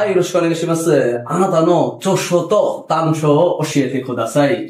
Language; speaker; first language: Japanese; non-native, fluent; Bangla